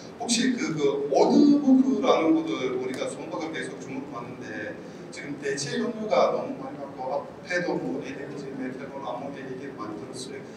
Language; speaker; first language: Korean; non-native, fluent; Turkish